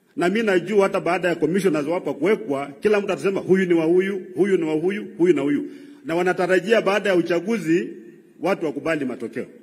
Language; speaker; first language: Swahili; non-native, local second language; Luyia